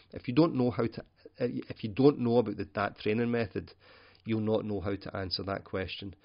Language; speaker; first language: English; native; English